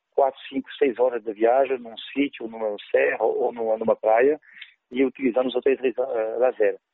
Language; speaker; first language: Portuguese; non-native, fluent; French